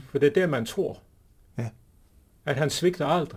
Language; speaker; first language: Danish; non-native, fluent; English